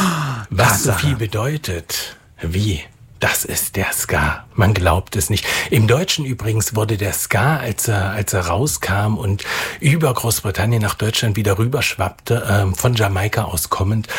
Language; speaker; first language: German; native; German